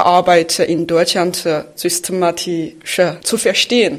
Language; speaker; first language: German; non-native, fluent; Chinese